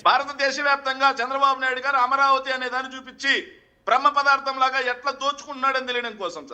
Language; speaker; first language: Telugu; native; Telugu